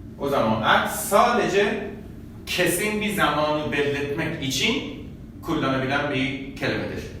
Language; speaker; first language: Turkish; non-native, fluent; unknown